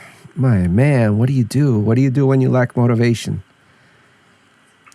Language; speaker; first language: English; native; English